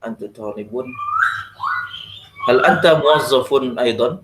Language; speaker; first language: Arabic; non-native, fluent; Indonesian